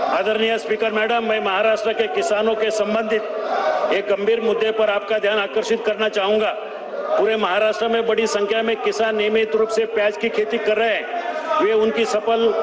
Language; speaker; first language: Hindi; non-native, local second language; Marathi